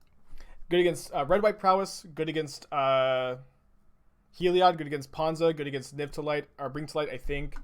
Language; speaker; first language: English; native; English